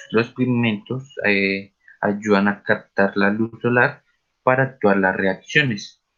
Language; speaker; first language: Spanish; native; Spanish